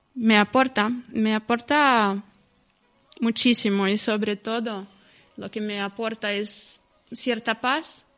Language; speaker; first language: Spanish; non-native, fluent; Ukrainian